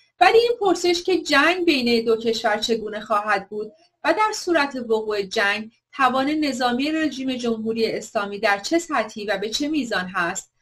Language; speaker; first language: Persian; native; Persian